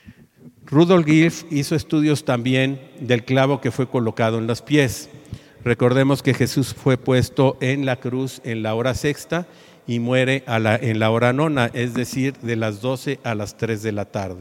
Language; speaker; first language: Spanish; native; Spanish